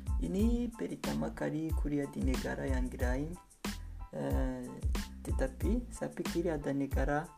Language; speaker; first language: Indonesian; non-native, learner; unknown